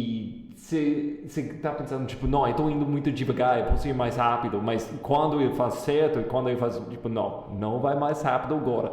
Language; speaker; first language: Portuguese; non-native, fluent; English